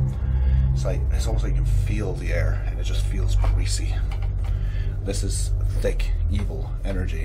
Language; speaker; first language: English; native; English